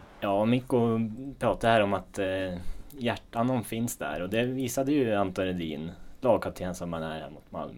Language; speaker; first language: Swedish; native; Swedish